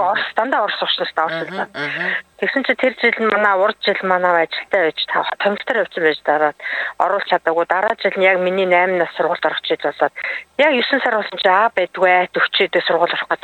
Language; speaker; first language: Mongolian; native; Mongolian